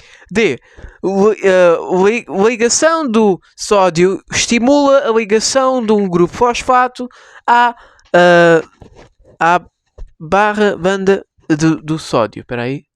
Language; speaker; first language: Portuguese; native; Portuguese